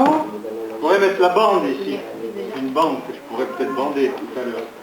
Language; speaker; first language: French; native; French